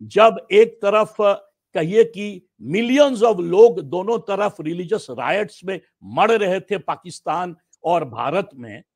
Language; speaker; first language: Hindi; native; Hindi